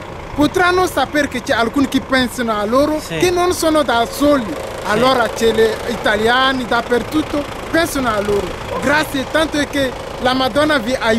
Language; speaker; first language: Italian; non-native, fluent; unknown